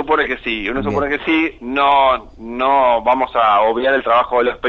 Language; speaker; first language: Spanish; native; Spanish